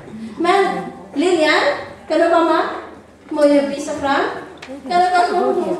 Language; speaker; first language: Norwegian; non-native, learner; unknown